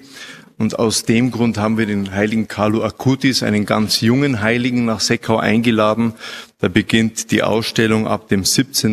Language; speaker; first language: German; native; German